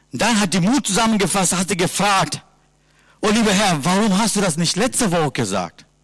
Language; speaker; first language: German; non-native, fluent; Sinhala